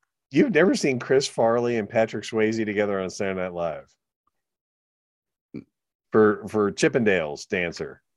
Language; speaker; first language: English; native; English